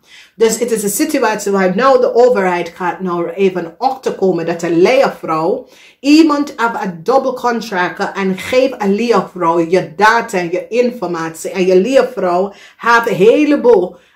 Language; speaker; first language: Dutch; non-native, learner; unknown